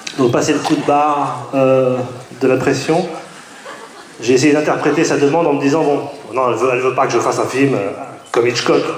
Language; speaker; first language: French; native; French